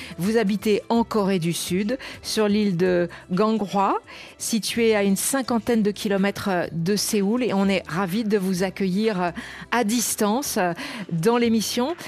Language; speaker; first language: French; native; French